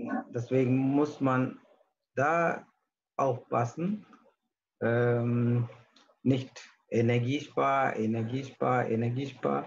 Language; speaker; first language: German; non-native, learner; Tamil